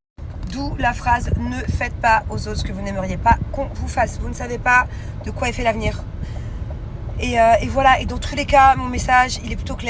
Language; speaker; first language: French; native; French